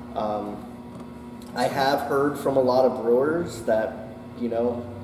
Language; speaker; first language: English; native; English